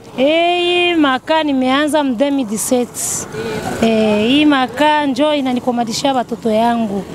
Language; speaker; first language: Swahili; native; Swahili